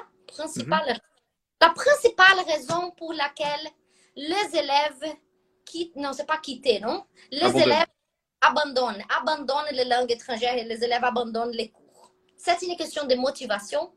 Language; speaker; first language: French; non-native, fluent; Portuguese